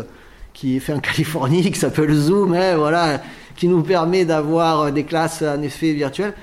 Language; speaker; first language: French; native; French